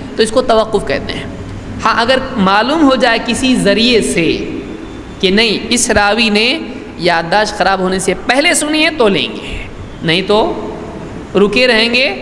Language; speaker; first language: Urdu; native; Urdu